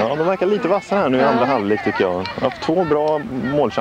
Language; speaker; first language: Swedish; native; Swedish